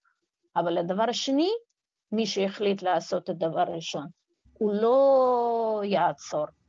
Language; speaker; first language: Hebrew; non-native, fluent; Russian